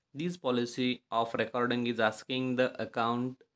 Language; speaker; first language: English; non-native, local second language; Marathi